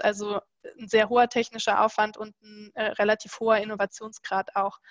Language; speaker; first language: German; native; German